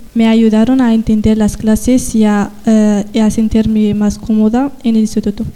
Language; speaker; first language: Spanish; non-native, learner; Riffian